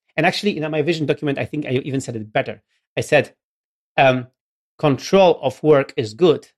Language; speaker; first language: English; non-native, fluent; Polish